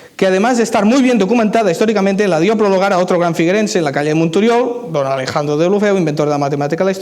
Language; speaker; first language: Spanish; non-native, local second language; Catalan